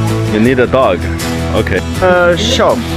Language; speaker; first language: English; non-native, learner; Chinese